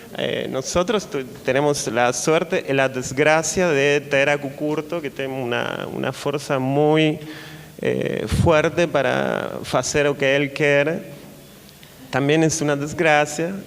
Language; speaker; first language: Portuguese; non-native, learner; Spanish